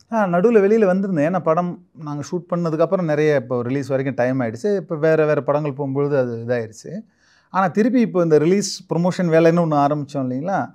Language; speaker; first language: Tamil; native; Tamil